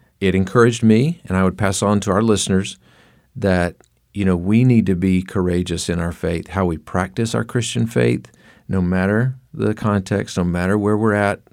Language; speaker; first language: English; native; English